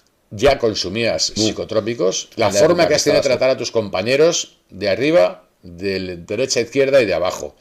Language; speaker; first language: Spanish; native; Spanish